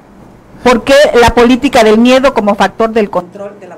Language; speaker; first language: Spanish; native; Spanish